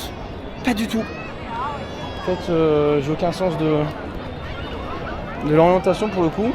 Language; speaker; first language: French; native; French